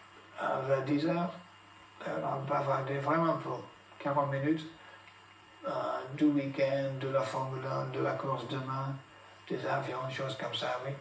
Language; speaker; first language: French; non-native, fluent; English